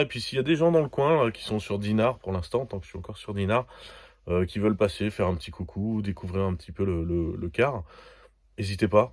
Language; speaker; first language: French; native; French